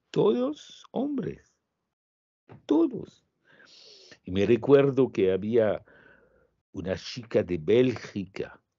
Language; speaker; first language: Spanish; non-native, fluent; French